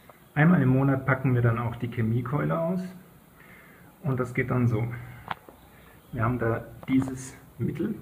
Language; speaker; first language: German; native; German